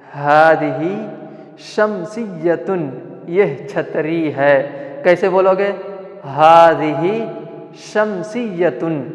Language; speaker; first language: Urdu; non-native, local second language; Malayalam